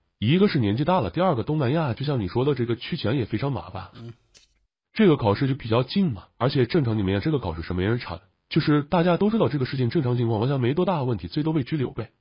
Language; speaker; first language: Chinese; native; Chinese